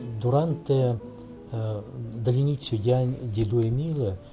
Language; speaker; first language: Italian; non-native, learner; Russian